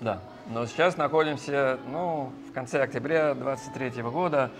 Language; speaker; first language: Russian; non-native, fluent; English